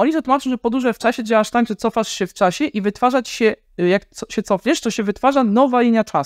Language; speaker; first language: Polish; native; Polish